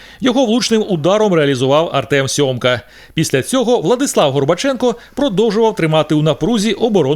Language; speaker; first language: Ukrainian; native; Ukrainian